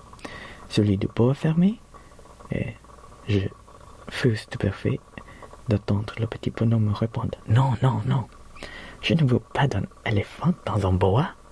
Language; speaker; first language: French; non-native, learner; Filipino